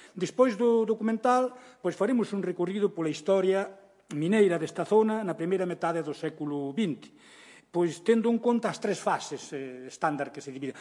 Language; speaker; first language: Galician; native; Galician